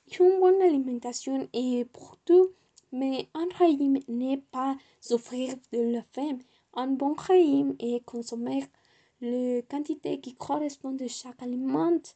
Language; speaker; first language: French; non-native, learner; Spanish